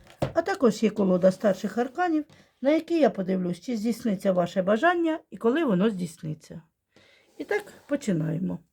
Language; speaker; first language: Ukrainian; non-native, local second language; Russian